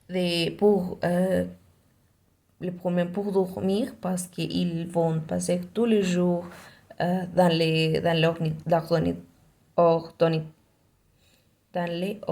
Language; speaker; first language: French; non-native, learner; Spanish